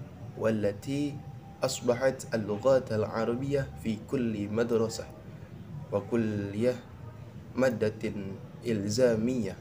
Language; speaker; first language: Arabic; non-native, learner; Indonesian